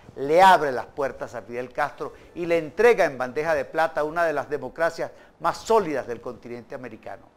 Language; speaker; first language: Spanish; native; Spanish